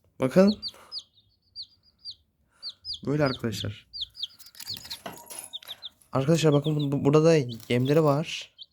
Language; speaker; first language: Turkish; native; Turkish